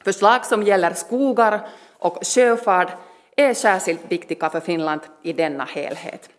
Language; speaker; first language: Swedish; non-native, learner; Finnish